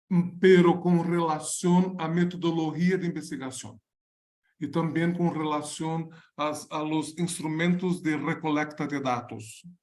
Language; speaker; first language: Spanish; non-native, learner; Portuguese